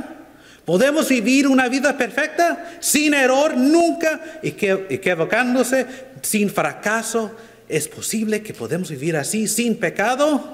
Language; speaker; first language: Spanish; non-native, fluent; English